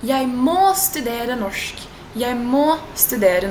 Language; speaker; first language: Norwegian; non-native, fluent; Portuguese